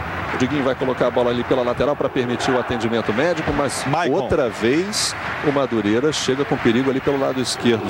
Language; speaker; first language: Portuguese; native; Portuguese